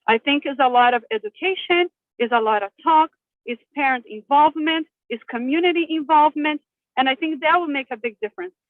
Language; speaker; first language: English; non-native, fluent; Portuguese